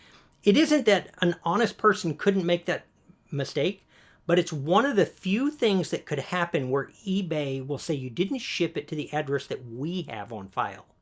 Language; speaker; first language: English; native; English